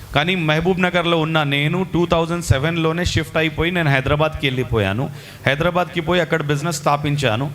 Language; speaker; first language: Telugu; non-native, local second language; Urdu